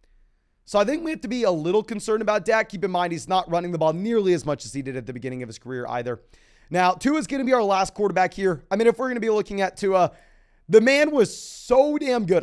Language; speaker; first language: English; native; English